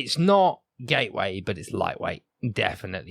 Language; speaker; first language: English; native; English